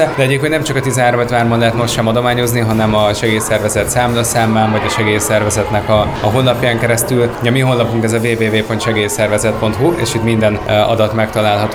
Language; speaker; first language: Hungarian; native; Hungarian